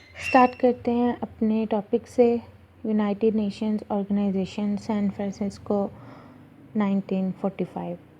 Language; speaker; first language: Urdu; non-native, local second language; Punjabi